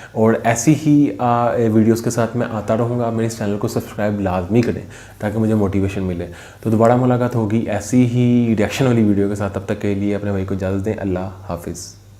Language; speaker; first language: Urdu; native; Urdu